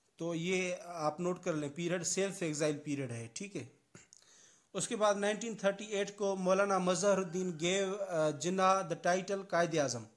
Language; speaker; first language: Urdu; non-native, local second language; Sindhi